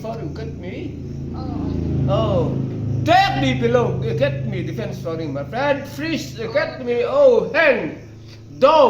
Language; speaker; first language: English; non-native, learner; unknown